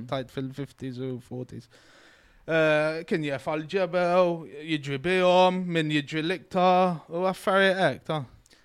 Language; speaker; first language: Maltese; early bilingual, heritage; Maltese